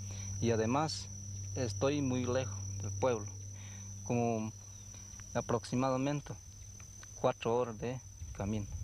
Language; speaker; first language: Spanish; non-native, local second language; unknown